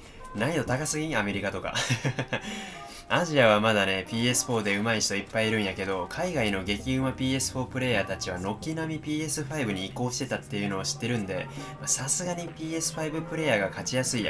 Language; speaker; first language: Japanese; native; Japanese